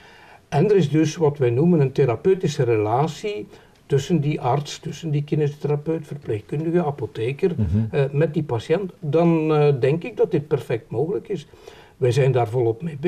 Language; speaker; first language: Dutch; native; Dutch